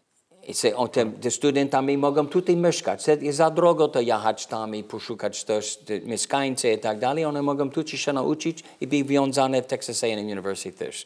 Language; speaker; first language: Polish; early bilingual, heritage; English